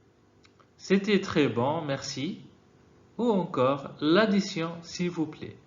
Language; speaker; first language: French; non-native, fluent; Arabic